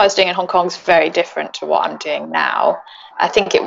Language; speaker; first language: English; native; English